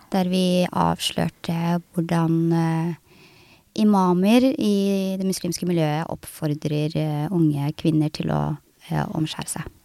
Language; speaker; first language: Norwegian; early bilingual, other home language; Somali